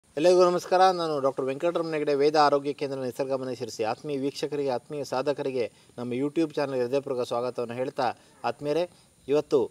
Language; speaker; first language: Kannada; native; Kannada